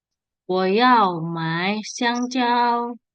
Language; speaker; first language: Chinese; non-native, fluent; Indonesian